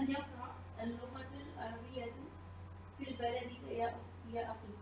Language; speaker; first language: Arabic; non-native, learner; Urdu